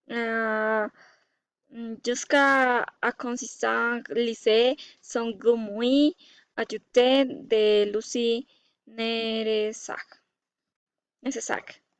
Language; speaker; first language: French; non-native, learner; Spanish